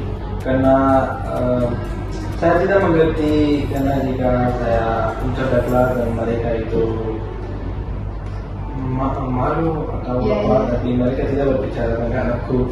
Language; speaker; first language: Indonesian; non-native, learner; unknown